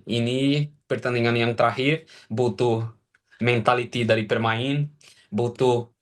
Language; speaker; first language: Indonesian; non-native, fluent; Portuguese